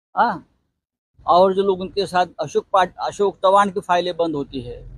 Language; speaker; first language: Hindi; non-native, local second language; Marathi